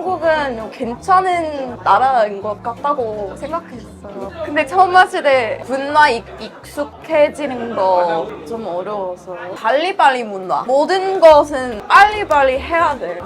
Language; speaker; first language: Korean; non-native, fluent; English